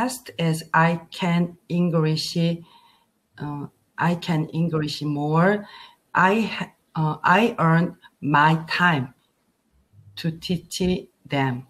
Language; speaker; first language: English; non-native, learner; Korean